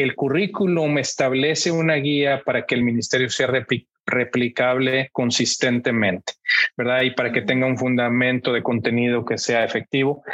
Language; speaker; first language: Spanish; native; Spanish